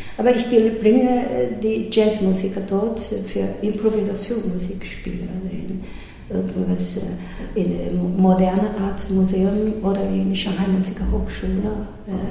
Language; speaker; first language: German; non-native, learner; Chinese